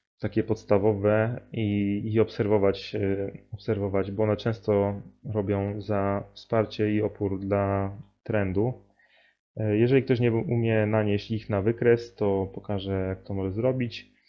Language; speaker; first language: Polish; native; Polish